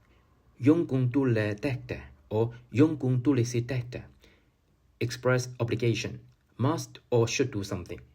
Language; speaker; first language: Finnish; non-native, learner; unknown